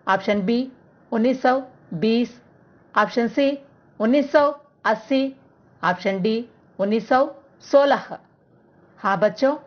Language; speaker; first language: Hindi; non-native, local second language; Telugu